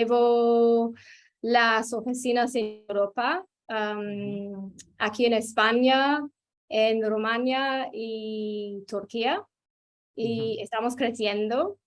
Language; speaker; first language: Spanish; non-native, fluent; English